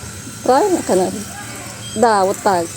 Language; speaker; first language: Russian; non-native, learner; Filipino